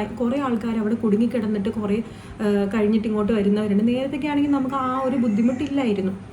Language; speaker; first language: Malayalam; non-native, local second language; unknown